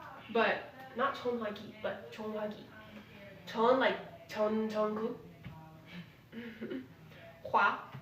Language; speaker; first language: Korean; non-native, learner; English